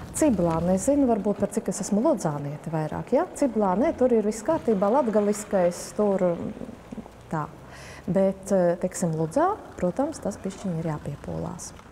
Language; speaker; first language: Latvian; native; Latvian